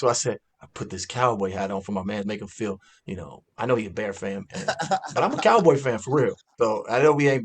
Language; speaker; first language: English; native; English